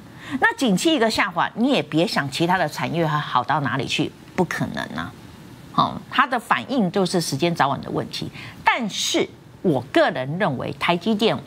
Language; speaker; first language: Chinese; native; Chinese